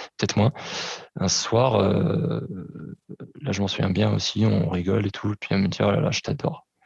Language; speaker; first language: French; early bilingual, other home language; Portuguese